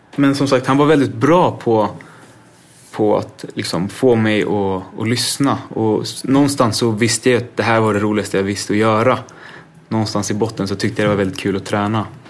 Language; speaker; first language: Swedish; native; Swedish